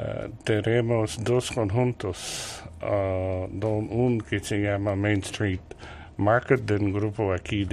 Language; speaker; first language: Spanish; non-native, learner; French